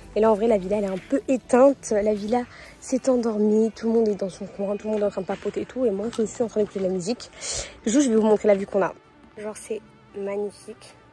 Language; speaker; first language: French; native; French